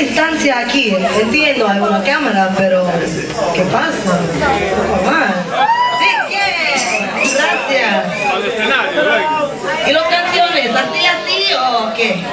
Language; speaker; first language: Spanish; non-native, learner; English